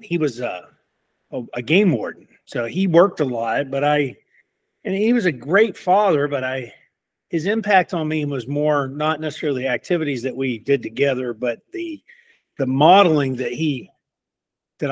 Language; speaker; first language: English; native; English